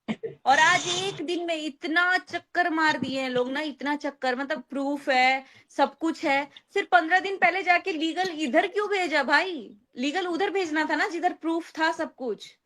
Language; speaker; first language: Hindi; native; Hindi